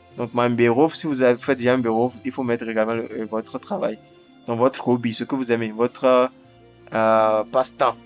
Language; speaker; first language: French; non-native, local second language; Ewe